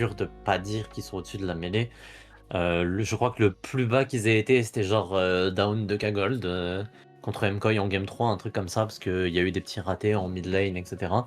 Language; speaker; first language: French; native; French